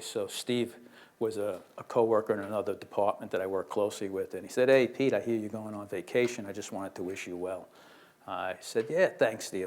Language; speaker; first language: English; native; English